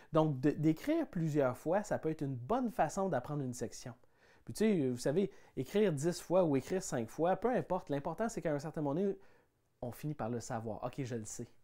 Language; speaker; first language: French; native; French